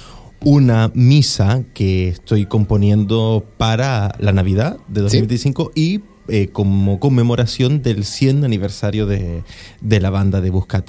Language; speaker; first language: Spanish; native; Spanish